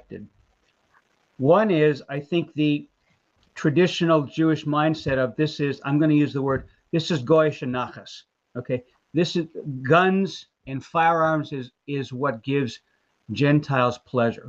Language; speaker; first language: English; native; English